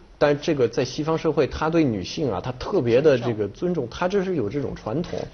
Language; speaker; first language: Chinese; non-native, fluent; French